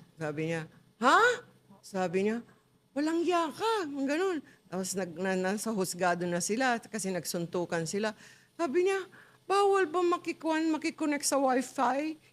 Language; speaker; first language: Filipino; non-native, local second language; Iloko